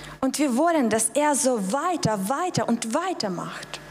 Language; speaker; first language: German; non-native, fluent; Russian